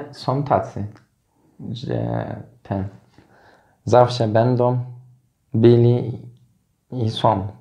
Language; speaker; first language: Polish; non-native, fluent; Turkish